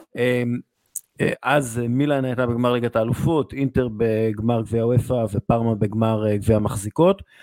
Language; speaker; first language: Hebrew; native; Hebrew